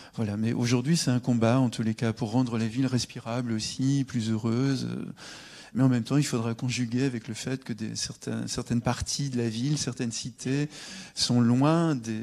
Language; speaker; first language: French; native; French